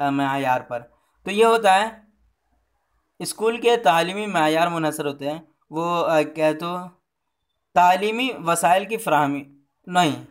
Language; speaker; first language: Hindi; native; Hindi